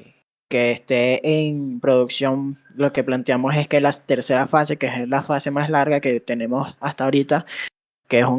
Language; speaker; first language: Spanish; native; Spanish